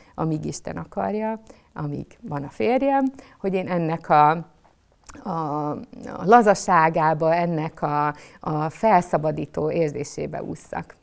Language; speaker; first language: Hungarian; native; Hungarian